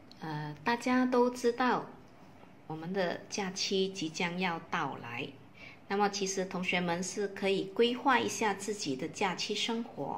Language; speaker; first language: Chinese; native; Chinese